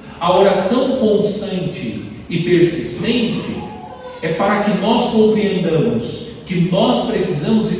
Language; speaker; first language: Portuguese; native; Portuguese